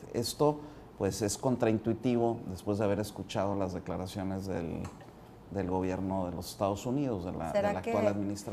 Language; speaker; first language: Spanish; native; Spanish